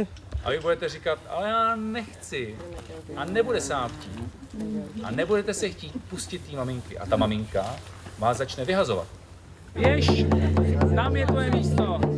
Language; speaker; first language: Czech; native; Czech